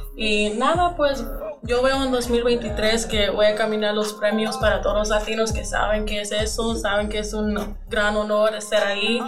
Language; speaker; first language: Spanish; early bilingual, other home language; English